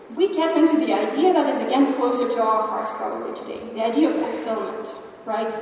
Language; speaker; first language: English; non-native, fluent; Russian